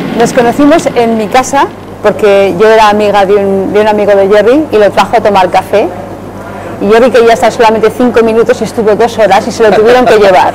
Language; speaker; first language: Spanish; native; Spanish